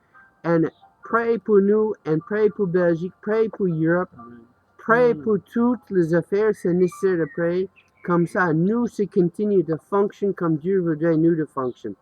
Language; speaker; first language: French; non-native, learner; English